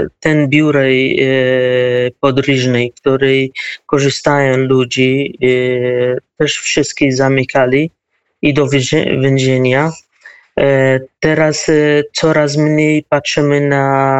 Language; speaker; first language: Polish; non-native, learner; Kurdish